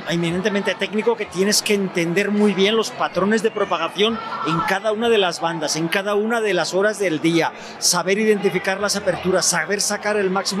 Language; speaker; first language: Spanish; native; Spanish